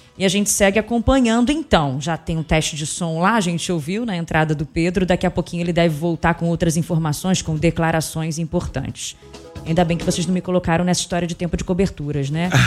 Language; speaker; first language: Portuguese; native; Portuguese